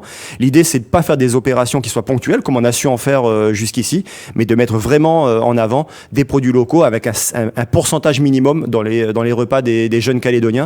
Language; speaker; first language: French; native; French